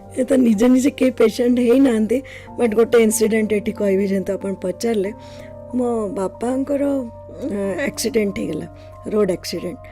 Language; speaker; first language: Odia; non-native, fluent; Hindi